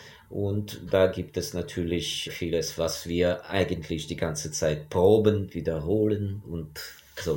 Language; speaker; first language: German; non-native, fluent; Ukrainian